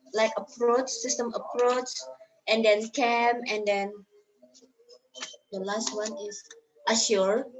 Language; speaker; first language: English; non-native, learner; Indonesian